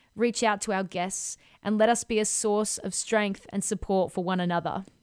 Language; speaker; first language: English; native; English